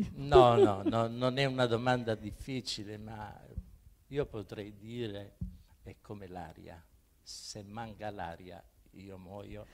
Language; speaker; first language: Italian; native; Italian